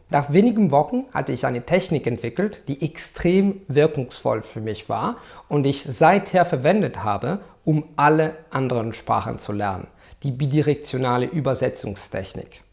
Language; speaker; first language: German; non-native, fluent; Italian